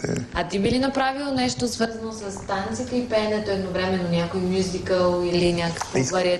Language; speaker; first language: Bulgarian; native; Bulgarian